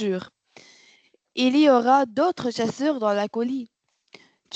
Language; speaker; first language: French; non-native, learner; Arabic